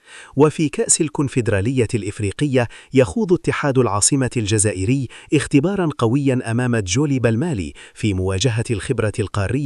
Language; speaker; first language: Arabic; native; Arabic